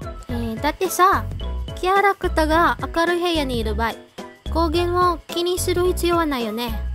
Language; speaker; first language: Japanese; non-native, learner; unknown